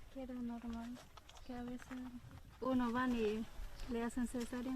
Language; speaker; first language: Spanish; non-native, local second language; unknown